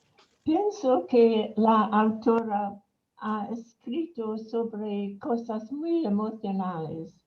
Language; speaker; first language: Spanish; non-native, fluent; English